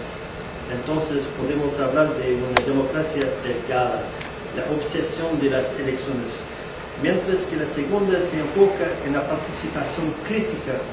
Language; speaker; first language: Spanish; non-native, fluent; English